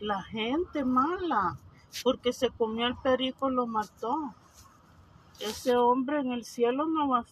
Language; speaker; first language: Spanish; native; Spanish